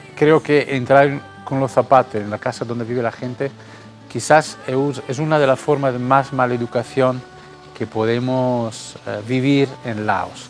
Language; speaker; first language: Spanish; non-native, fluent; Italian